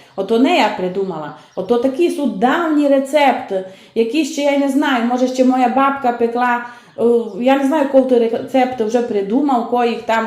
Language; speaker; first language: Ukrainian; native; Ukrainian